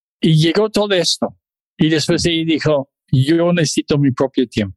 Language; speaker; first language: Spanish; non-native, fluent; English